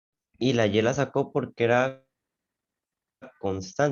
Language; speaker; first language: Spanish; native; Spanish